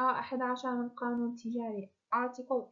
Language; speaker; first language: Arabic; native; Arabic